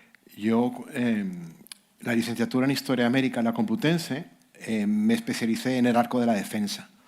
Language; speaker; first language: Spanish; native; Spanish